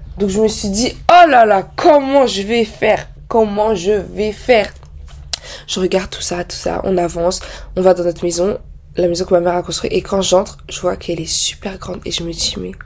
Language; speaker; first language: French; native; French